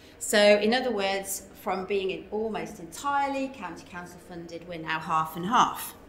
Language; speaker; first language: English; native; English